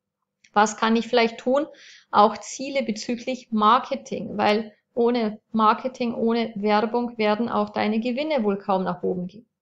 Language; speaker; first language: German; native; German